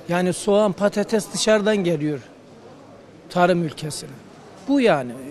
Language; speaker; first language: Turkish; native; Turkish